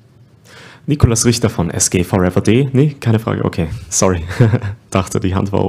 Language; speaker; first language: German; native; German